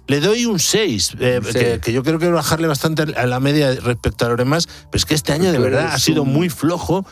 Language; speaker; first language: Spanish; native; Spanish